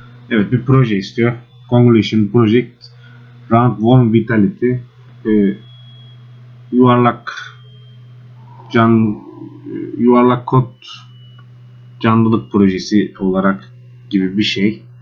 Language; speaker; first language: Turkish; native; Turkish